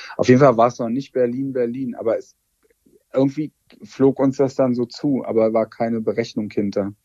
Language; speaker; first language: German; native; German